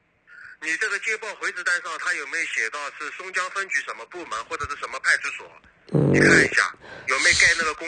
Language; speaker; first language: Chinese; native; Chinese